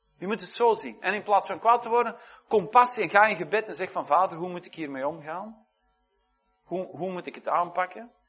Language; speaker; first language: Dutch; native; Dutch